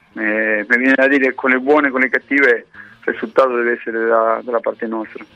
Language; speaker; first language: Italian; non-native, fluent; Spanish